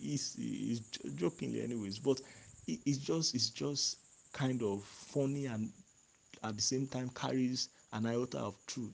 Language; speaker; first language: English; non-native, local second language; Yoruba